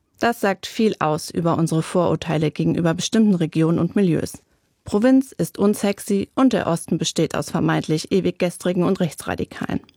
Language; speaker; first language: German; native; German